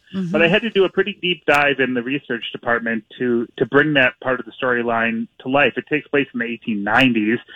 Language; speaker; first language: English; native; English